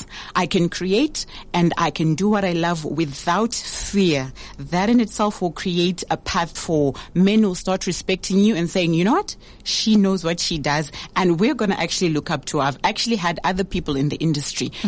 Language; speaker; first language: English; non-native, local second language; Shona